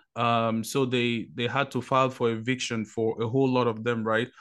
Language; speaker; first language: English; non-native, local second language; Igbo